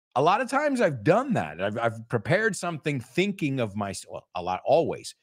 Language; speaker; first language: English; native; English